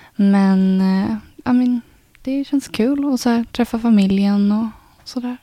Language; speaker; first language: Swedish; native; Swedish